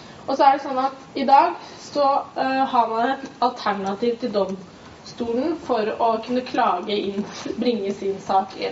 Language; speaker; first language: Norwegian; native; Norwegian